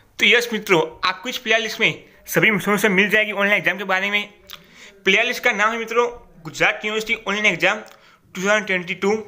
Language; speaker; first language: Hindi; non-native, local second language; Gujarati